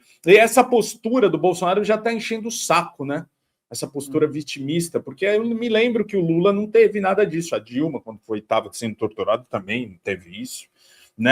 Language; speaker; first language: Portuguese; native; Portuguese